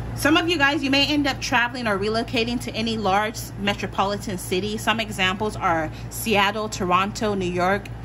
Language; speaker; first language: English; native; English